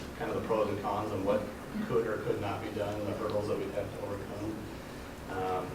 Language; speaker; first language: English; native; English